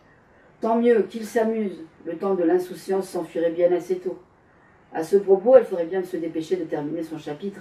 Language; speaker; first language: French; native; French